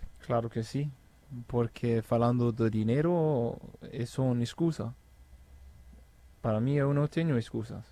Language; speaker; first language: Portuguese; non-native, fluent; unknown